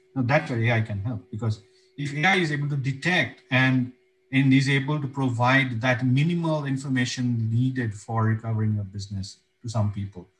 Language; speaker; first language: English; non-native, local second language; Bangla